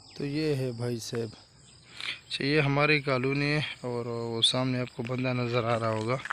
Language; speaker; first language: Urdu; non-native, local second language; Pashto